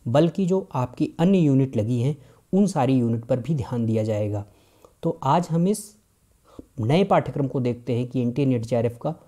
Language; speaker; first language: Hindi; native; Hindi